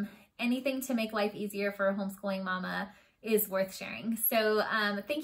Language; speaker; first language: English; native; English